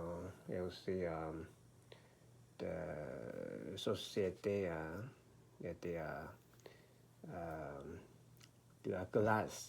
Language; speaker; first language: French; non-native, learner; Korean